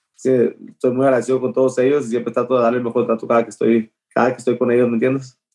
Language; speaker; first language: Spanish; native; Spanish